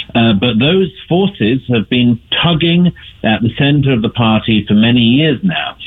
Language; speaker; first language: English; native; English